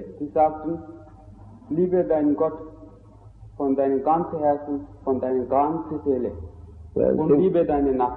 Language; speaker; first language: German; non-native, fluent; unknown